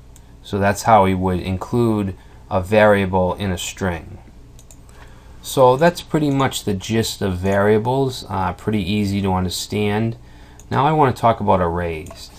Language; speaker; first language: English; native; English